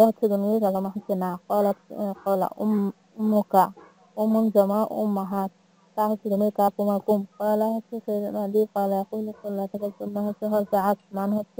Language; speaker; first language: Arabic; non-native, learner; Bangla